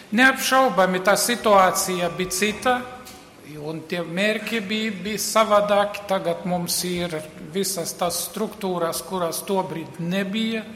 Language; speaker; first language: Latvian; native; Latvian